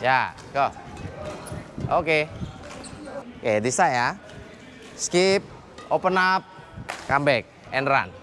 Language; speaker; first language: English; non-native, fluent; Indonesian